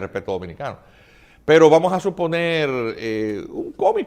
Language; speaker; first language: Spanish; native; Spanish